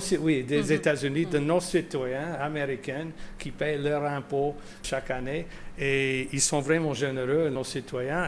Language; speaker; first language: French; non-native, fluent; English